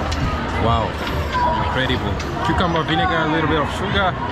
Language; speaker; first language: English; non-native, local second language; Swahili